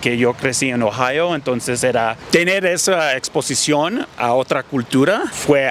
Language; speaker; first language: Spanish; early bilingual, heritage; English